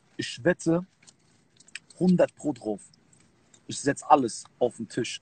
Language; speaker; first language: German; early bilingual, other home language; Turkish